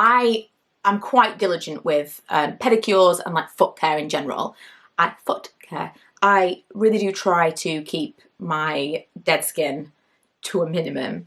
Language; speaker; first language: English; native; English